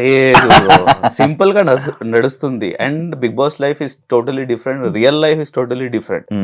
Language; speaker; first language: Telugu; non-native, learner; Hindi